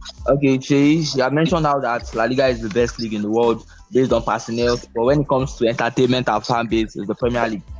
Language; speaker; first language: English; non-native, local second language; Yoruba